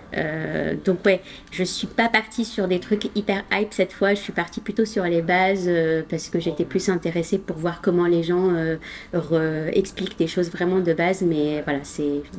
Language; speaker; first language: French; non-native, local second language; Arabic